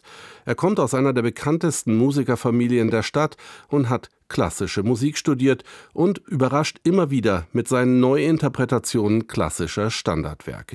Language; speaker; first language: German; native; German